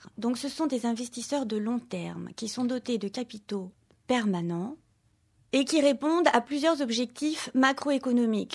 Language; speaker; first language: French; native; French